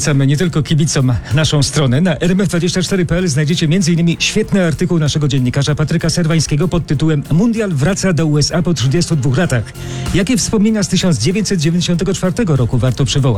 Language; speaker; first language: Polish; native; Polish